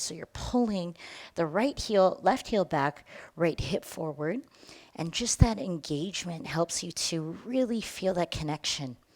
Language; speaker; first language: English; native; English